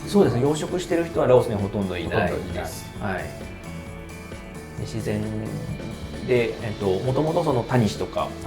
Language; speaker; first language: Japanese; native; Japanese